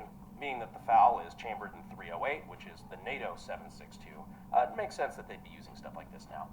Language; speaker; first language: English; native; English